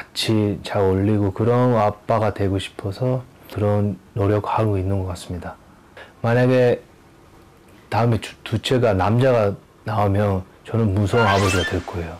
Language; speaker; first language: Korean; non-native, fluent; Japanese